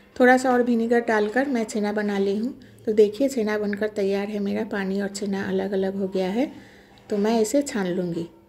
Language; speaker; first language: Hindi; non-native, local second language; Bangla